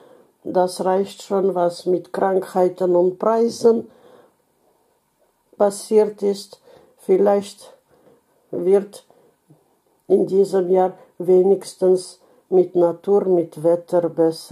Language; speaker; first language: German; non-native, fluent; Russian